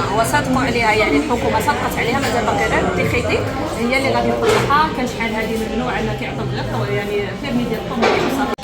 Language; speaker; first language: Arabic; native; Arabic